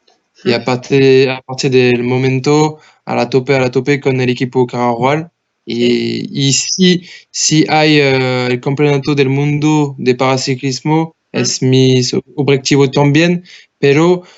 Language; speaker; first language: Spanish; non-native, learner; French